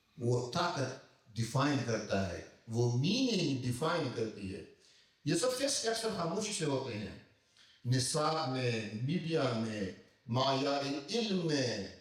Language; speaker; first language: Urdu; native; Urdu